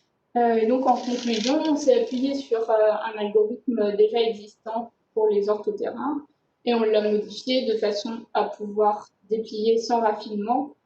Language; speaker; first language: French; native; French